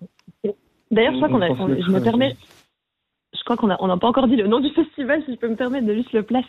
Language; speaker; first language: French; native; French